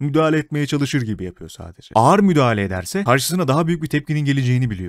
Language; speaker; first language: Turkish; native; Turkish